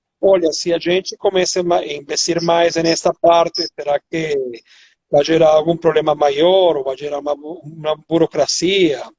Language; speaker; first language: Portuguese; non-native, fluent; Spanish